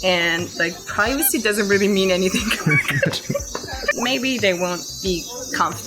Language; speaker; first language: English; non-native, fluent; Persian